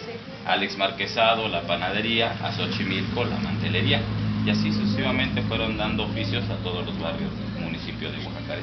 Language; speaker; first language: Spanish; native; Spanish